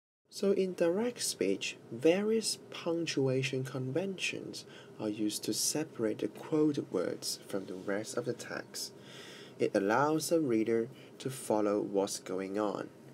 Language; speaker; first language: English; non-native, local second language; Cantonese